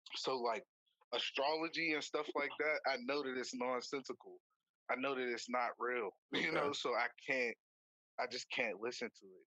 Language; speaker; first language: English; native; English